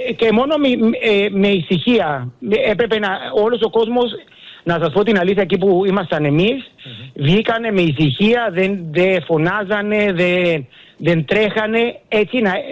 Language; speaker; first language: Greek; early bilingual, heritage; Greek